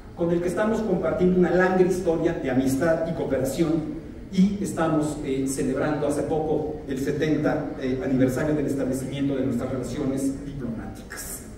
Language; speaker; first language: Spanish; native; Spanish